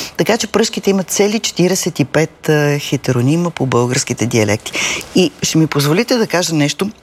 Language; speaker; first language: Bulgarian; native; Bulgarian